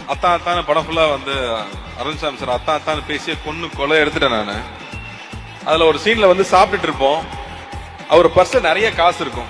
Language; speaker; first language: Tamil; native; Tamil